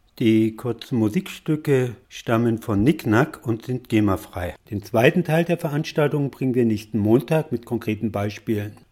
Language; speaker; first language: German; native; German